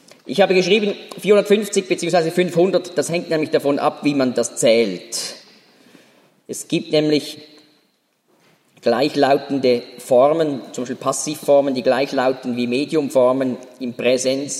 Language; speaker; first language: German; native; German